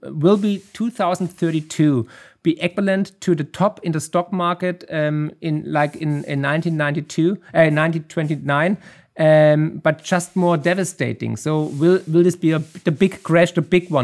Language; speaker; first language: English; non-native, fluent; German